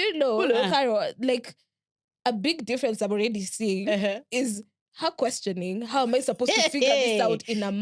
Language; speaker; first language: English; non-native, local second language; Swahili